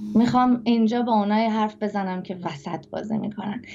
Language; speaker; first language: Persian; native; Persian